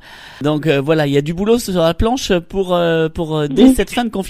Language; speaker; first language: French; native; French